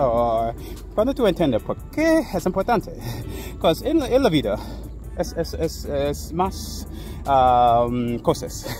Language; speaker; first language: Spanish; non-native, learner; English